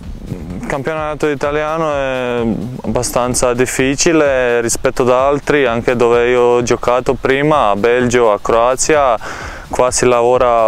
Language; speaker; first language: Italian; non-native, learner; Croatian